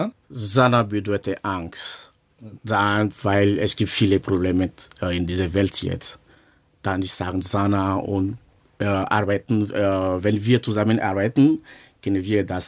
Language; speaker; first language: German; non-native, learner; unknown